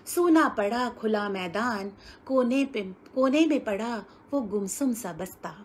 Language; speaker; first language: Hindi; native; Hindi